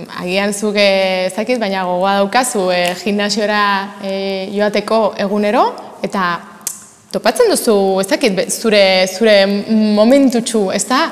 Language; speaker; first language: Basque; non-native, learner; Spanish